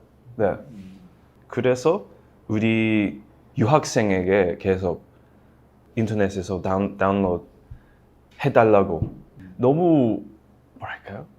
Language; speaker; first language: Korean; non-native, fluent; English